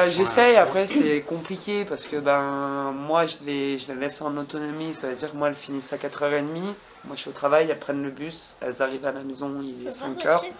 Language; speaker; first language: French; native; French